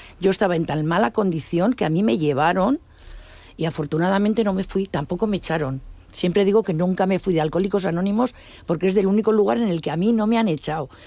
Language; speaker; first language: Spanish; native; Spanish